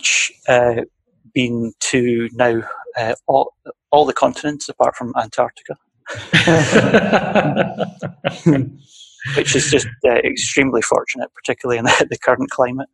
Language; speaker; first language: English; native; English